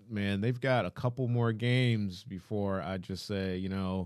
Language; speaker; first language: English; native; English